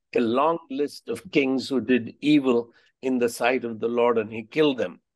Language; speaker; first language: English; non-native, local second language; Hindi